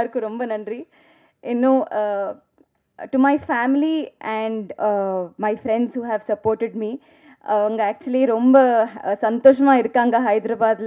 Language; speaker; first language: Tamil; non-native, learner; Telugu